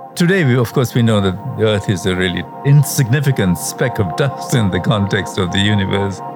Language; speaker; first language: English; non-native, local second language; Sinhala